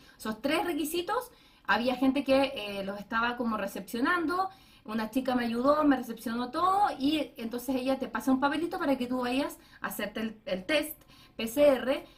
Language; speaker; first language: Spanish; native; Spanish